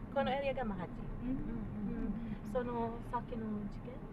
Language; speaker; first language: Japanese; non-native, learner; Filipino